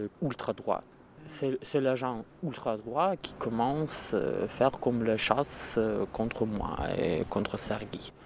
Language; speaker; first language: French; non-native, learner; Russian